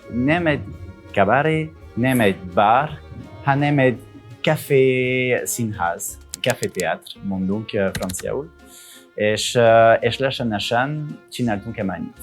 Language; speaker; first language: Hungarian; non-native, learner; French